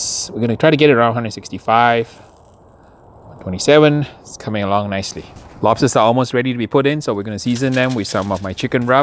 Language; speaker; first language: English; native; English